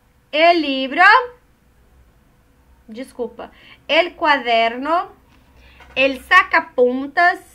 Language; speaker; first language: Spanish; non-native, learner; Portuguese